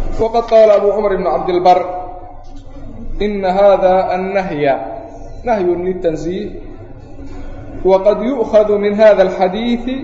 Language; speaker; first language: Arabic; non-native, local second language; Somali